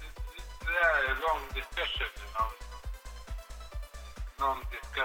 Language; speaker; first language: English; non-native, learner; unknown